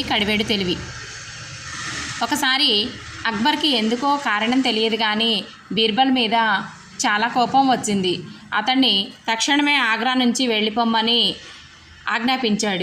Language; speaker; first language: Telugu; native; Telugu